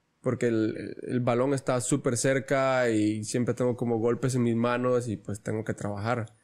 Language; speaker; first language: Spanish; native; Spanish